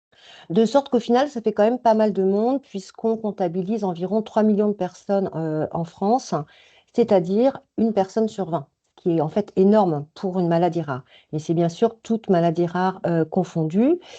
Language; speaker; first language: French; native; French